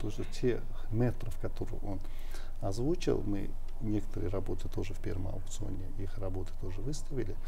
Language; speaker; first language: Russian; non-native, local second language; Uzbek